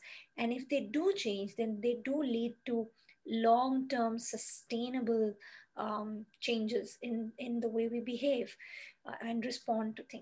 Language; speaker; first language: English; non-native, local second language; Bangla